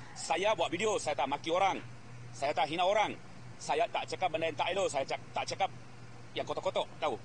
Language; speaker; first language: Malay; non-native, fluent; Bangla